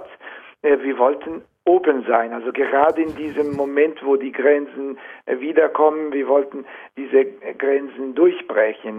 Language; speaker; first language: German; non-native, fluent; Italian